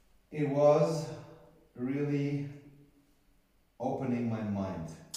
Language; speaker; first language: English; non-native, fluent; German